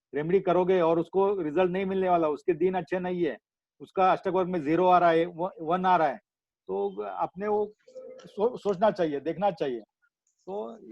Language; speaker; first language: Hindi; non-native, local second language; Marathi